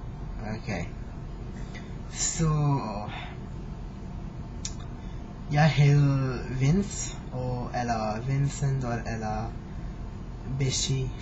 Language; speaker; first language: Danish; non-native, learner; English